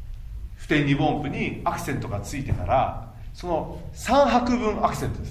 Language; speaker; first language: Japanese; native; Japanese